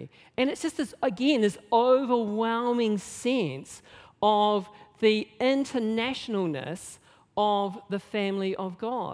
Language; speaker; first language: English; native; English